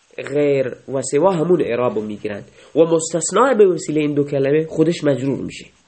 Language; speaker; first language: Persian; native; Persian